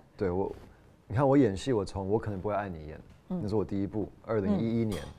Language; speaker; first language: Chinese; non-native, fluent; English